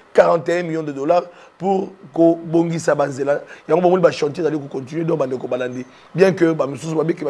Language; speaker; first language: French; non-native, local second language; Lingala